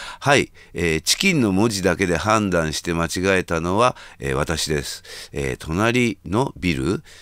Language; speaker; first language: Japanese; native; Japanese